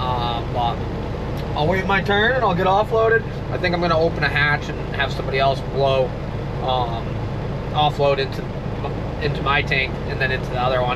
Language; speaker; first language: English; native; English